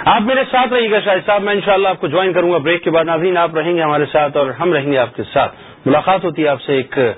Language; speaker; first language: Urdu; native; Urdu